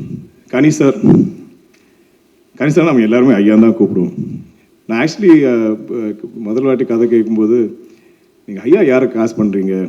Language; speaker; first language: Tamil; non-native, local second language; Malayalam